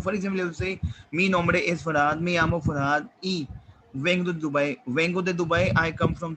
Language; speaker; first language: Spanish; non-native, fluent; Hindi